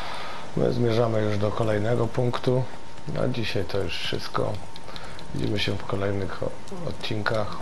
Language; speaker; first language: Polish; native; Polish